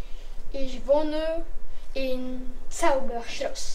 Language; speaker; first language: German; non-native, learner; French